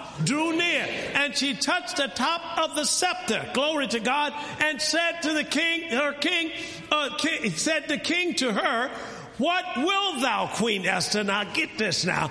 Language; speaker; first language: English; native; English